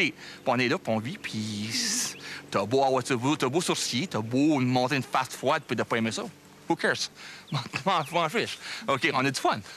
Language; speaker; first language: French; native; French